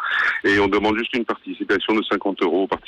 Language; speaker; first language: French; native; French